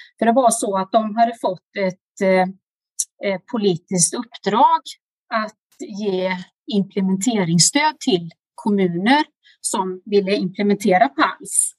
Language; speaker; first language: Swedish; native; Swedish